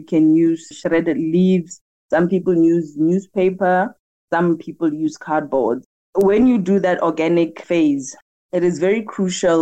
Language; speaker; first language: English; non-native, local second language; Tswana